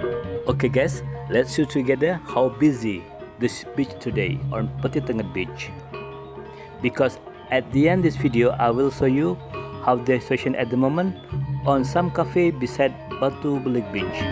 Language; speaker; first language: English; non-native, local second language; Indonesian